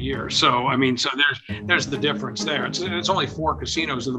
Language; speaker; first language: English; native; English